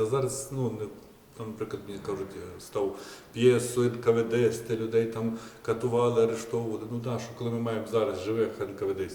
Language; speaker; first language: Ukrainian; native; Ukrainian